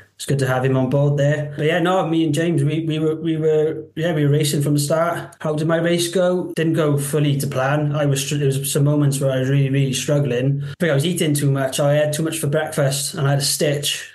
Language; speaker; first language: English; native; English